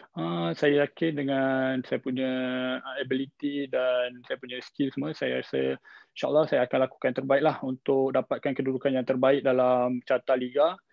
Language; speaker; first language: Malay; native; Malay